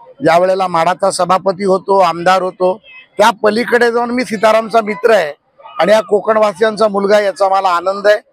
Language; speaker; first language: Marathi; native; Marathi